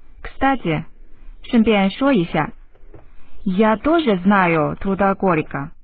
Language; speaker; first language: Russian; non-native, fluent; Chinese